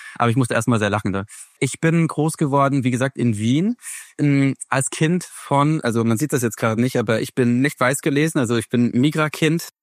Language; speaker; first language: German; native; German